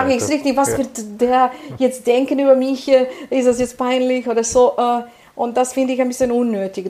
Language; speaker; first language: German; non-native, fluent; Serbian